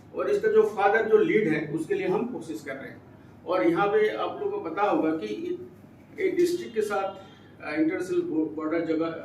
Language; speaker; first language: Hindi; non-native, local second language; Assamese